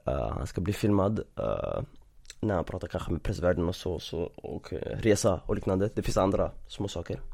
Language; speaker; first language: Swedish; early bilingual, other home language; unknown